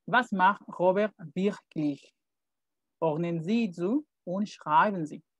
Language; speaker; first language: German; non-native, fluent; Spanish